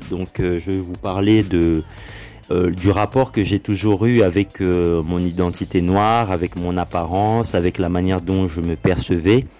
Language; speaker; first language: French; early bilingual, other home language; Lingala